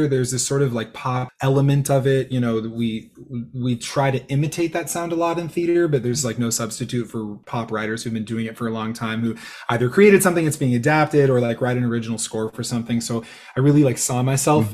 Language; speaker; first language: English; native; English